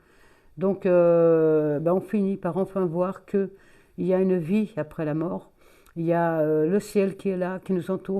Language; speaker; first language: French; native; French